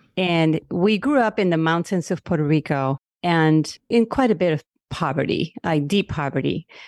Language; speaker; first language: English; non-native, local second language; Spanish